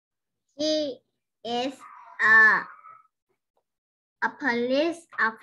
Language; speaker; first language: English; non-native, learner; Vietnamese